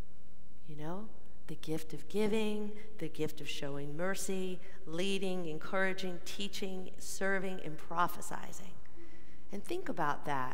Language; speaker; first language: English; native; English